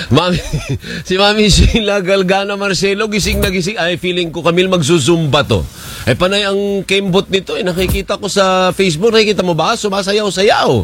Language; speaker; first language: Filipino; native; Filipino